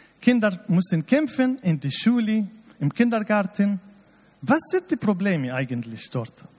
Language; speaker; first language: German; non-native, fluent; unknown